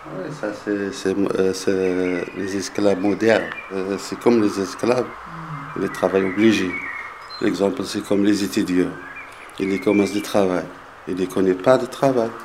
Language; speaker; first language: French; non-native, learner; Arabic